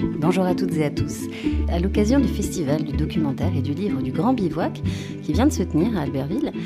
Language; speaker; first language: French; native; French